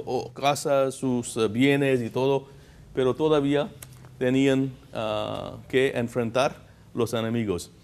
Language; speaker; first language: Spanish; non-native, fluent; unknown